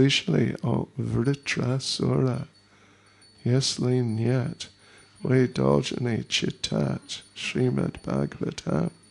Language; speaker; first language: Russian; non-native, learner; English